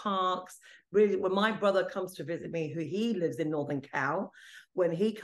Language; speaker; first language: English; non-native, local second language; Italian